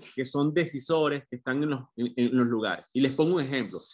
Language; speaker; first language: Spanish; native; Spanish